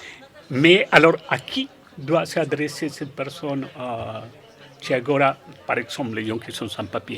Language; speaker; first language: French; non-native, fluent; Spanish